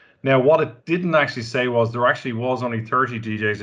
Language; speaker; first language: English; native; English